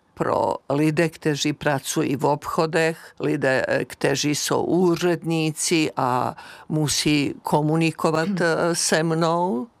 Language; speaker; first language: Czech; non-native, fluent; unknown